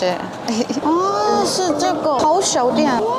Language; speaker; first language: Chinese; non-native, fluent; Korean